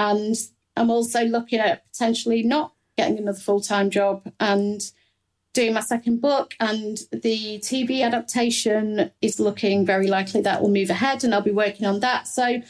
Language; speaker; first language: English; native; English